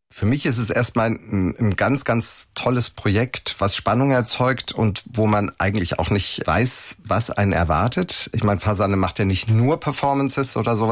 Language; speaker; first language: German; native; German